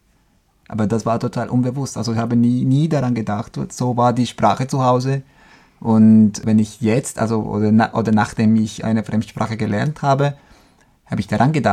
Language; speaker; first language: German; non-native, fluent; Spanish